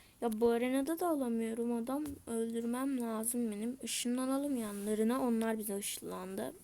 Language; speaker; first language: Turkish; native; Turkish